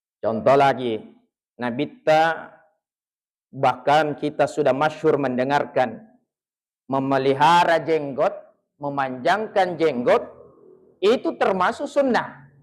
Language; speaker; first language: Malay; non-native, local second language; Buginese